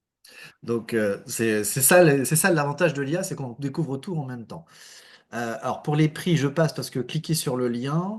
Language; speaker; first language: French; native; French